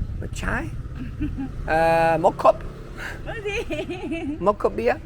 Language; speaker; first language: Vietnamese; non-native, learner; Polish